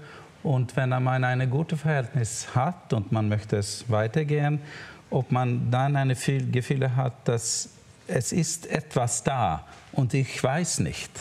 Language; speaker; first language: German; non-native, learner; Swedish